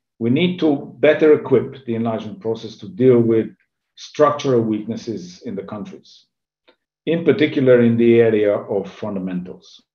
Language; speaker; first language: English; non-native, fluent; Hungarian